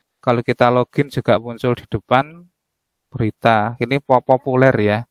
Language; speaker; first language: Indonesian; native; Indonesian